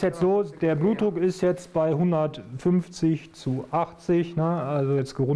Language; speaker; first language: German; native; German